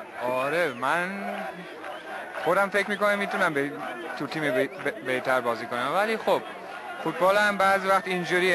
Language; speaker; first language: Persian; early bilingual, heritage; Persian